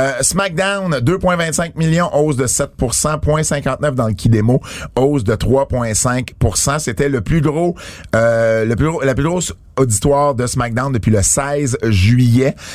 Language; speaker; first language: French; native; French